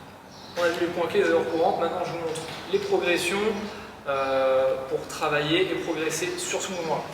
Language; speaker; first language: French; native; French